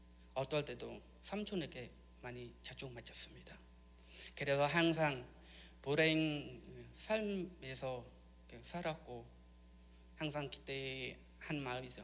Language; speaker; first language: Korean; non-native, learner; Khmer